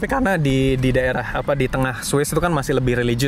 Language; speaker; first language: Indonesian; native; Indonesian